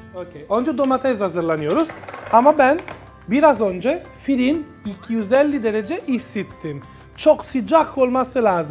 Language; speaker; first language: Turkish; non-native, learner; Italian